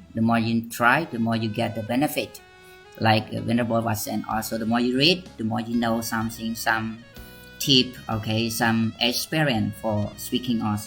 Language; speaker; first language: English; non-native, learner; Khmer